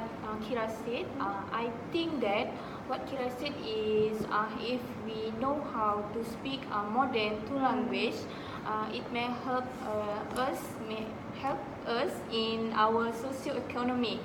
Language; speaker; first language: English; non-native, local second language; Malay